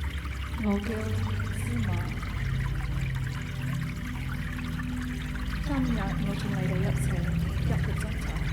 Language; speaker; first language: Cantonese; early bilingual, heritage; Cantonese